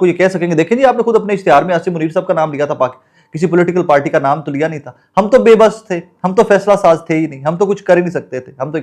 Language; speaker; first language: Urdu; non-native, local second language; Punjabi